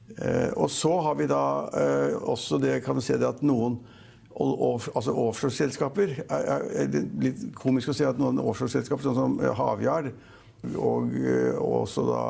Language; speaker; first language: Norwegian; native; Norwegian